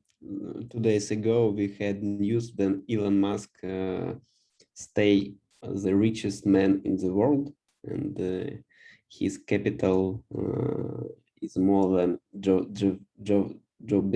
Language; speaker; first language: English; non-native, learner; Russian